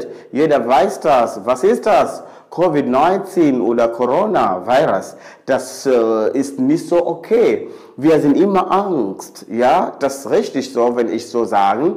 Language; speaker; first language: German; non-native, fluent; Swahili